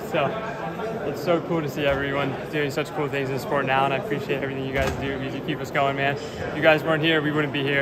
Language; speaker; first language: English; early bilingual, other home language; German